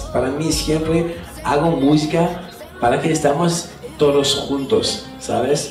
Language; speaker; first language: Spanish; non-native, fluent; French